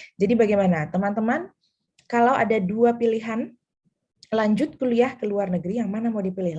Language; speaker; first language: Indonesian; native; Indonesian